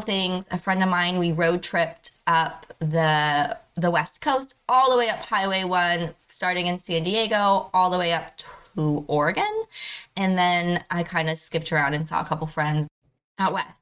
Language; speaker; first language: English; native; English